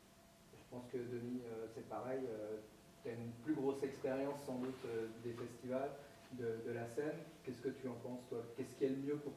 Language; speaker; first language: French; native; French